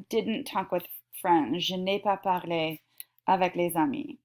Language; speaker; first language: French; non-native, fluent; English